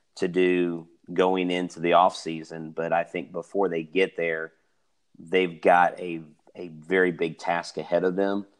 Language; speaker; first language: English; native; English